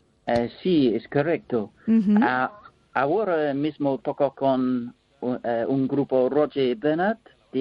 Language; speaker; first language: Spanish; non-native, learner; English